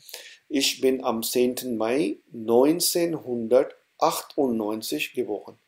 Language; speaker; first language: German; non-native, fluent; Urdu